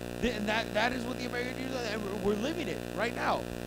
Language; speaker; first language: English; early bilingual, other home language; Spanish